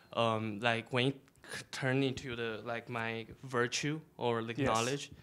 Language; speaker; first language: English; non-native, fluent; Chinese